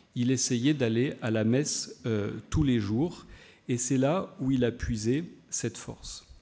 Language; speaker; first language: French; native; French